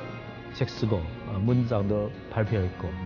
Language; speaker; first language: Korean; non-native, fluent; Chinese